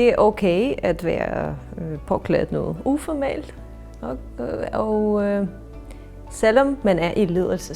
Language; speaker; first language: Danish; non-native, fluent; Ukrainian